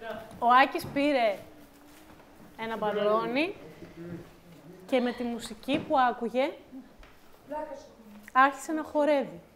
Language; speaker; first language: Greek; native; Greek